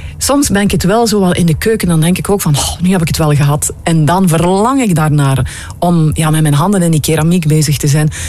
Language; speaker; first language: Dutch; native; Dutch